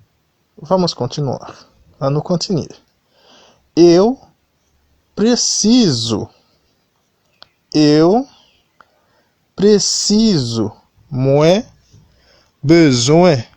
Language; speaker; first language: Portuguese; non-native, fluent; Haitian Creole